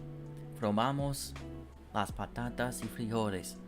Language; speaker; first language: Spanish; non-native, learner; English